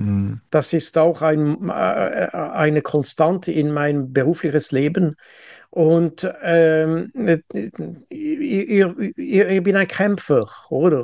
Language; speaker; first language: German; non-native, local second language; French